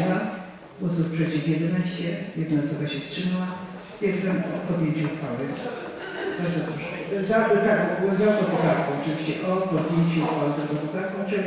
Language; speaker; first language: Polish; native; Polish